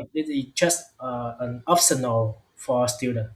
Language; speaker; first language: English; non-native, learner; Vietnamese